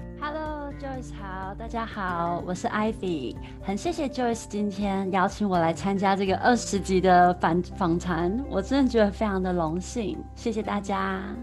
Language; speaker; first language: Chinese; native; Chinese